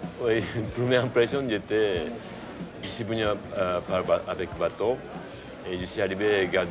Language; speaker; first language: French; non-native, fluent; Japanese